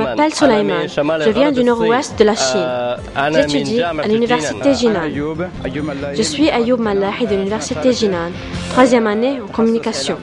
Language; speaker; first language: French; non-native, local second language; Arabic